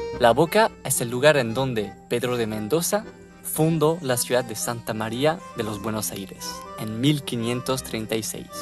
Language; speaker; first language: Spanish; non-native, fluent; French